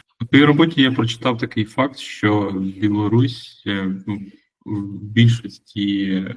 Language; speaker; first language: Ukrainian; native; Ukrainian